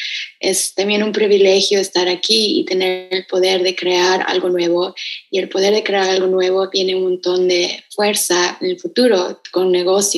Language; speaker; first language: Spanish; early bilingual, heritage; Spanish